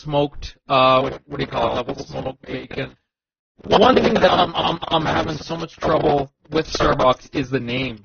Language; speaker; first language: English; native; English